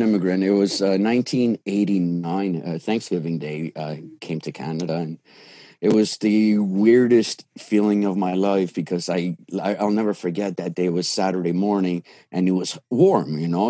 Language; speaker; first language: English; early bilingual, other home language; Portuguese